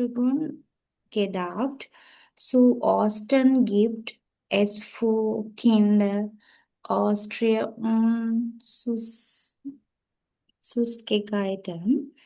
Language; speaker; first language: German; non-native, learner; Sinhala